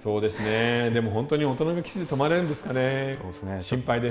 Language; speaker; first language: Japanese; native; Japanese